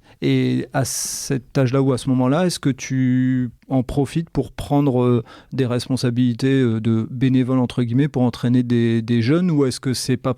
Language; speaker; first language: French; native; French